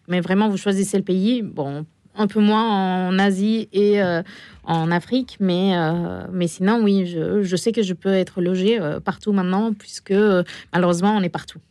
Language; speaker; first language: French; non-native, fluent; Arabic